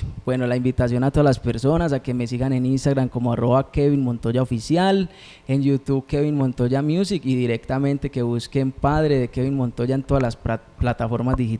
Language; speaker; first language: Spanish; native; Spanish